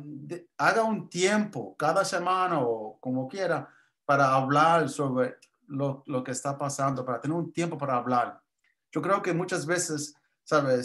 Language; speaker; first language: Spanish; early bilingual, heritage; English